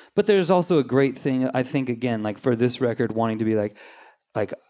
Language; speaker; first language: English; native; English